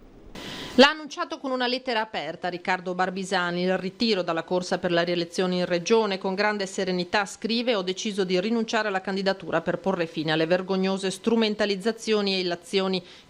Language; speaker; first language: Italian; native; Italian